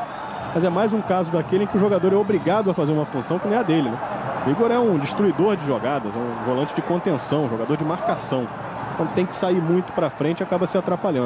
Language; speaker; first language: Portuguese; native; Portuguese